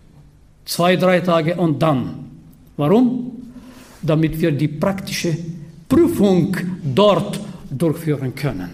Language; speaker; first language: German; non-native, fluent; Bulgarian